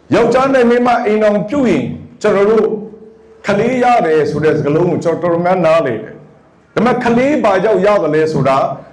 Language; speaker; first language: Burmese; non-native, local second language; Karen languages